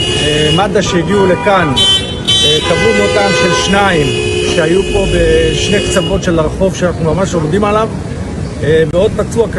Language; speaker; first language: Hebrew; native; Hebrew